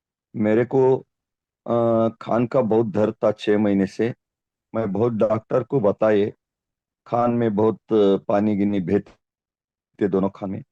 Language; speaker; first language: Hindi; non-native, local second language; Kannada